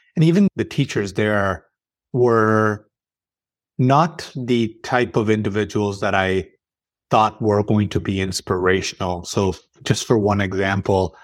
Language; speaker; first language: English; early bilingual, other home language; Arabic